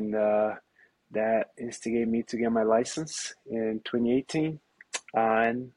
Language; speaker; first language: English; non-native, fluent; Portuguese